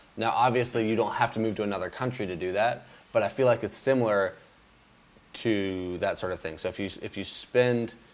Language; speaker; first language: English; native; English